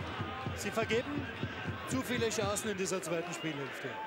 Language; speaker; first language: German; native; German